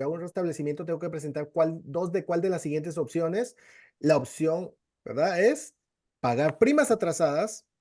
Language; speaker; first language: Spanish; native; Spanish